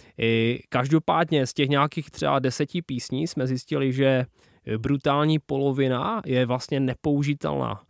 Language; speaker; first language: Czech; non-native, local second language; Polish